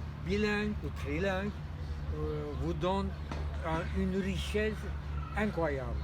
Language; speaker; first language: French; non-native, fluent; Turkish